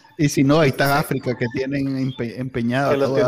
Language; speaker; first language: Spanish; native; Spanish